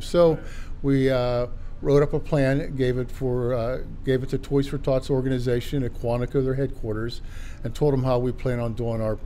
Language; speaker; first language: English; native; English